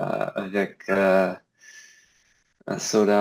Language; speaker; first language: French; non-native, learner; English